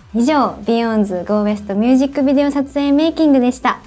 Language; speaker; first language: Japanese; native; Japanese